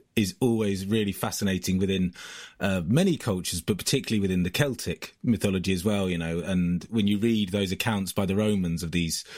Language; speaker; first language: English; native; English